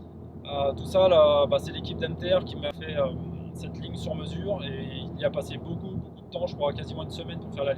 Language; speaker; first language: French; native; French